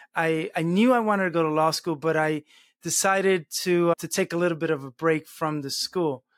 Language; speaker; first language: English; early bilingual, other home language; Spanish